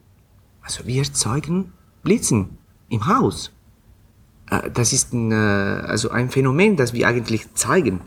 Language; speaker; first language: German; non-native, fluent; Italian